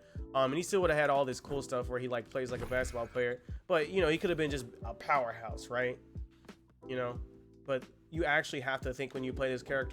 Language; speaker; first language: English; native; English